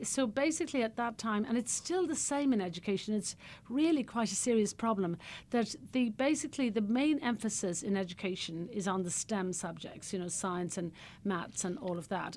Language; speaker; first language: English; native; English